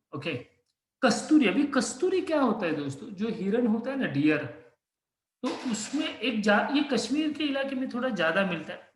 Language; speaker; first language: Hindi; non-native, local second language; Marathi